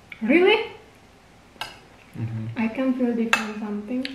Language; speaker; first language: English; non-native, learner; Indonesian